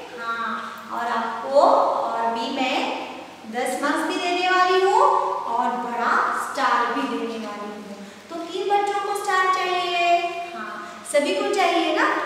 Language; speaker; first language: Hindi; non-native, local second language; Marathi